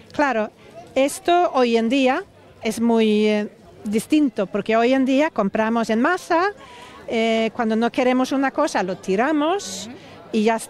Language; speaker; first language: Spanish; non-native, fluent; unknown